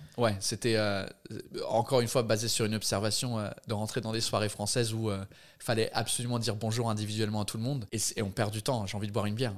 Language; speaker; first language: French; non-native, fluent; English